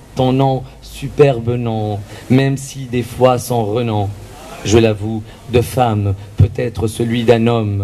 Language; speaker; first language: French; non-native, local second language; Arabic